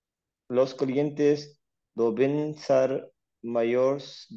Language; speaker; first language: Spanish; non-native, learner; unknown